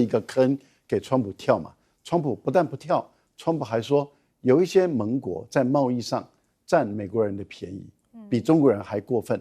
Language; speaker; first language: Chinese; native; Chinese